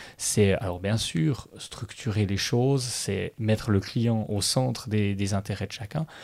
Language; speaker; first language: French; native; French